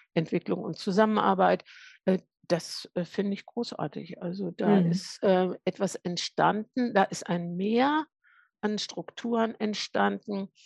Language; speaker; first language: German; native; German